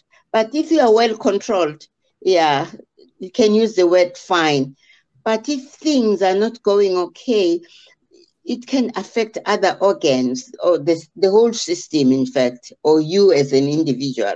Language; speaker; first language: English; non-native, local second language; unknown